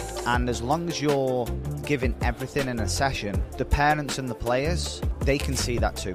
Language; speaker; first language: English; native; English